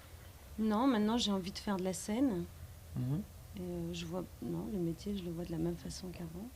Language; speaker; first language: French; native; French